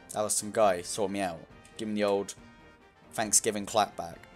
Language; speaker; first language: English; native; English